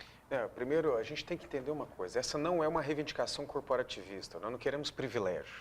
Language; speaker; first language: Portuguese; native; Portuguese